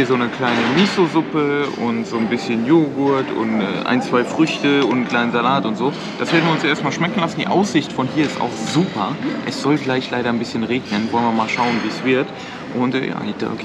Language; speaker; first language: German; native; German